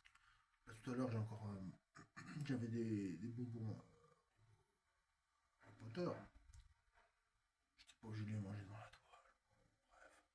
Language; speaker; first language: French; native; French